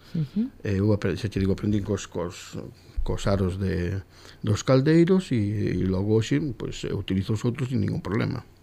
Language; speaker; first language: Galician; native; Galician